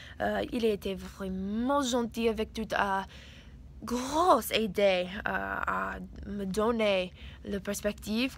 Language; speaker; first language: French; non-native, learner; English